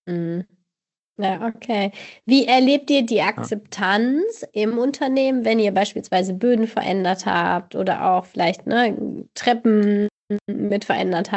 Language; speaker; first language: German; native; German